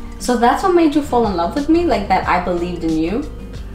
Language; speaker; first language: English; early bilingual, other home language; Spanish